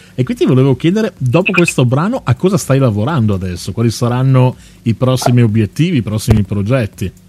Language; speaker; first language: Italian; native; Italian